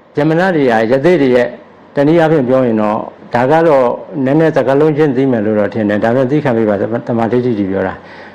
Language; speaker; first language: Burmese; native; Burmese